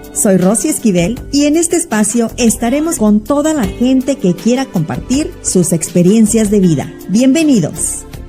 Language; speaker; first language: Spanish; native; Spanish